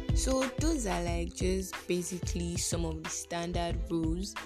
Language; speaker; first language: English; non-native, local second language; Yoruba